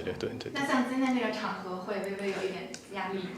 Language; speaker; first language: Chinese; native; Chinese